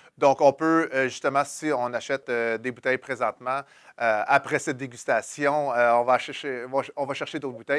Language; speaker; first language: French; native; French